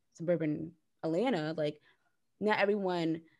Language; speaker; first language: English; native; English